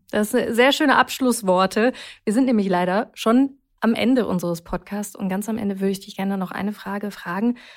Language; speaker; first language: German; native; German